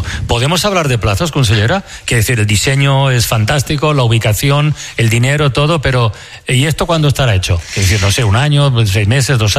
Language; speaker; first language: Spanish; native; Spanish